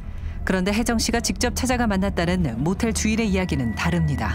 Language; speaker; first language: Korean; native; Korean